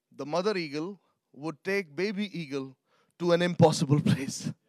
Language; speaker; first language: English; non-native, local second language; Urdu